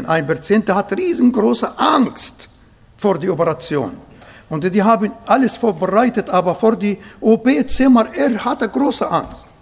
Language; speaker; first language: German; non-native, fluent; Arabic